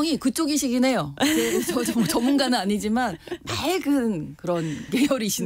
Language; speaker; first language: Korean; native; Korean